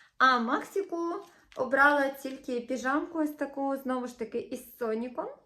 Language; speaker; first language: Ukrainian; native; Ukrainian